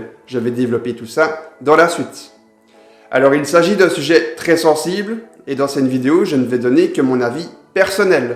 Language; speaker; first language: French; native; French